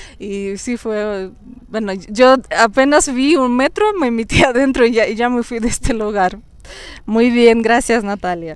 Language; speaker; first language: Spanish; non-native, fluent; Russian